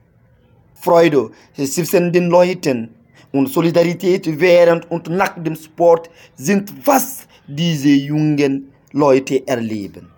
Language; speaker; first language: German; non-native, learner; French